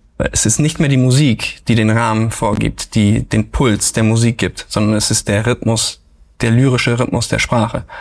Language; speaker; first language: German; native; German